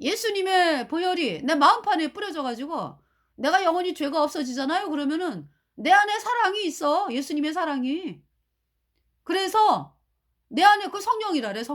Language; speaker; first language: Korean; native; Korean